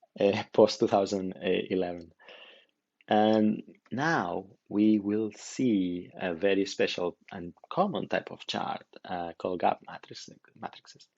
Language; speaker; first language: English; non-native, fluent; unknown